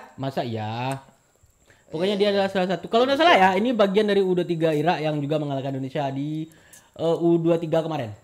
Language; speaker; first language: Indonesian; non-native, local second language; Minangkabau